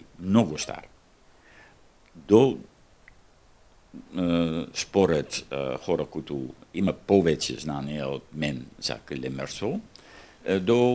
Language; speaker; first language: Bulgarian; non-native, learner; Dutch